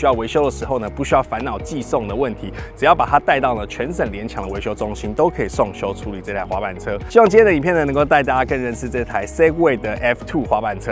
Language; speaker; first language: Chinese; native; Chinese